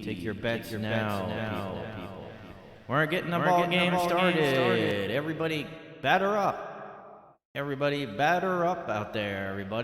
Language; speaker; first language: English; native; English